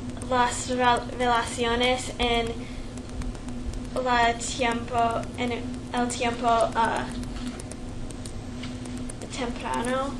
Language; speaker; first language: Spanish; non-native, learner; English